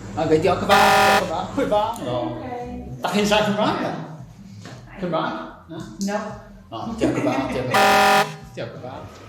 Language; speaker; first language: Welsh; non-native, learner; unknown